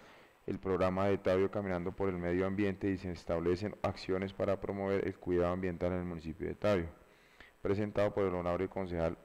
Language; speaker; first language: Spanish; native; Spanish